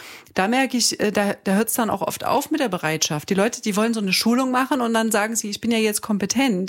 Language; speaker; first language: German; native; German